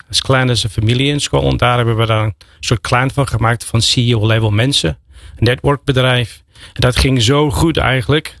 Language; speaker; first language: Dutch; non-native, fluent; English